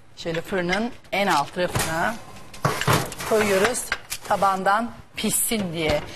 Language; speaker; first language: Turkish; native; Turkish